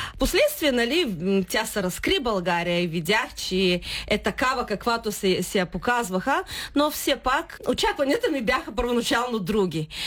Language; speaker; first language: Bulgarian; early bilingual, heritage; Bulgarian